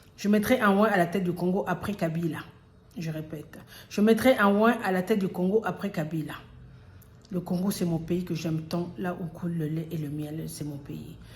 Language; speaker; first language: French; early bilingual, other home language; Lingala